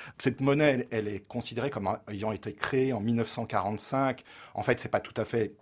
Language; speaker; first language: French; native; French